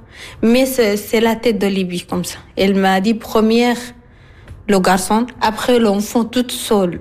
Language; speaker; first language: French; non-native, learner; Arabic